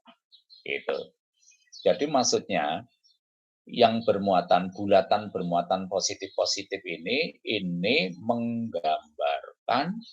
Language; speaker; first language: Indonesian; native; Indonesian